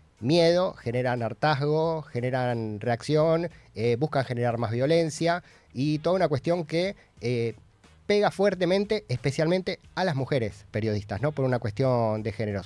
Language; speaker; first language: Spanish; native; Spanish